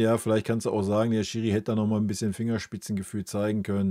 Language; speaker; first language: German; native; German